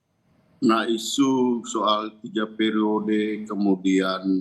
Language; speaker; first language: Indonesian; native; Indonesian